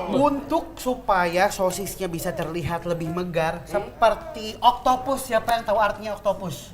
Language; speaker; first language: Indonesian; native; Indonesian